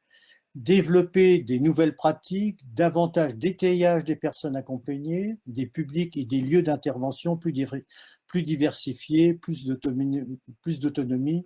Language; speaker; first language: French; native; French